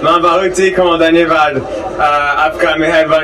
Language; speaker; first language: Hindi; non-native, learner; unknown